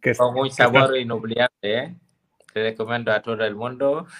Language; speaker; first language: Spanish; non-native, fluent; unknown